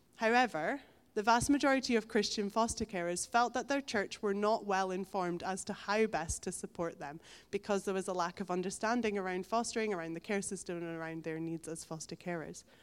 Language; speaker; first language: English; native; English